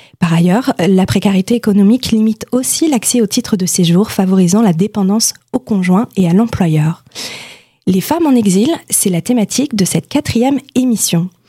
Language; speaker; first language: French; native; French